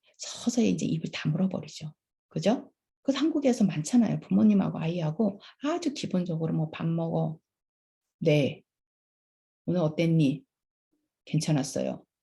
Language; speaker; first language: Korean; native; Korean